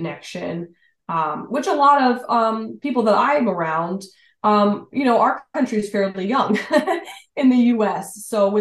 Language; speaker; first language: English; native; English